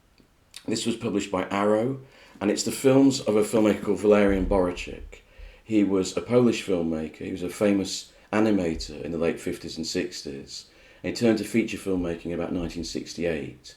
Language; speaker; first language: English; native; English